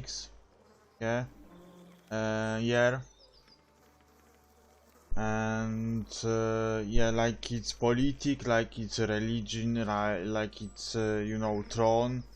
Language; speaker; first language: English; non-native, learner; Polish